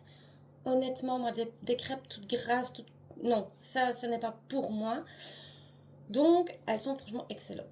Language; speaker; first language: French; native; French